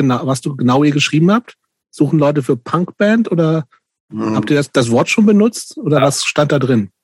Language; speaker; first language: German; native; German